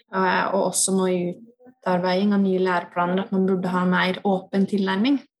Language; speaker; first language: Norwegian; native; Norwegian